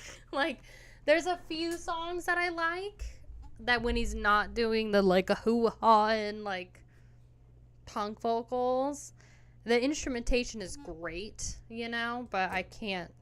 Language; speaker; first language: English; native; English